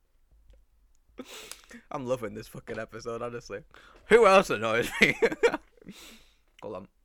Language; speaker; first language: English; native; English